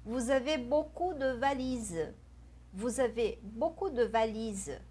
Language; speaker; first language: French; non-native, fluent; Portuguese